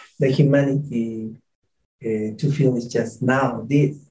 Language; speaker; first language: English; non-native, fluent; Spanish